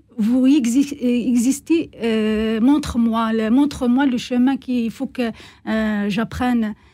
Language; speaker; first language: French; non-native, learner; Kabyle